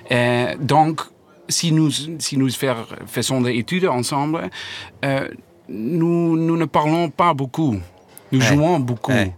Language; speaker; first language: French; non-native, learner; Dutch